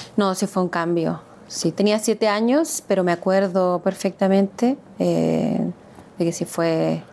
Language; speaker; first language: Spanish; native; Spanish